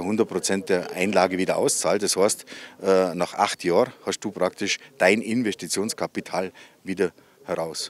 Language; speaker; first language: German; native; German